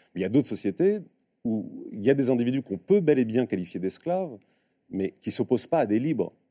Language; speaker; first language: French; native; French